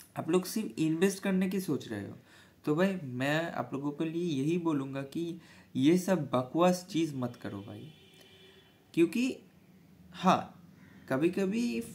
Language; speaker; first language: Hindi; non-native, local second language; Bangla